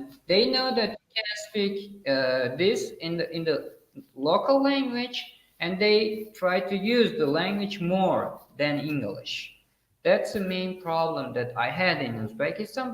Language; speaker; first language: English; non-native, fluent; Uzbek